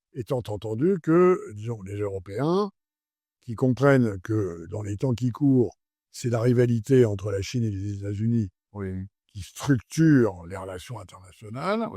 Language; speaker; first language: French; non-native, fluent; Chinese